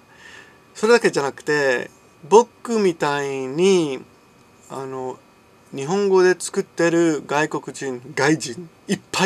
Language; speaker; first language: Japanese; non-native, fluent; English